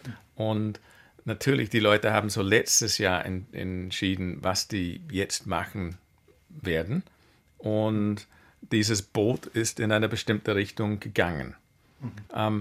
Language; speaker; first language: German; non-native, fluent; English